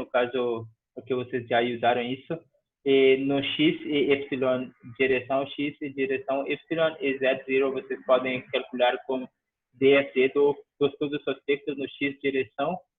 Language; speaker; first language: Portuguese; non-native, fluent; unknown